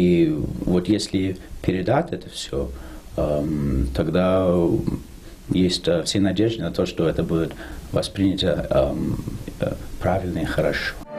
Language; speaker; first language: Russian; non-native, fluent; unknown